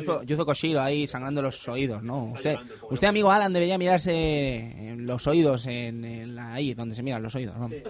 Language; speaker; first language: Spanish; native; Spanish